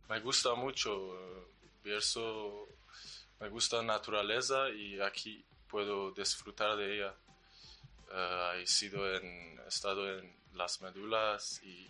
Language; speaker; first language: Spanish; non-native, learner; Persian